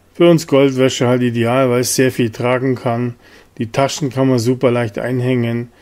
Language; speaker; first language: German; native; German